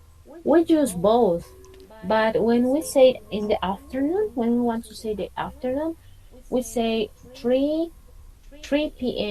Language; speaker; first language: English; non-native, fluent; Spanish